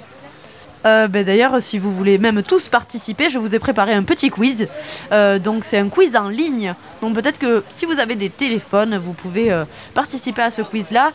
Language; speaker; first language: French; native; French